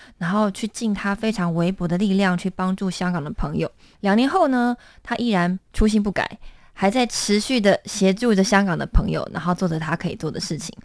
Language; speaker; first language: Chinese; native; Chinese